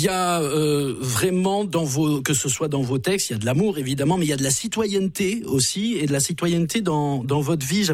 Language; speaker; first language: French; native; French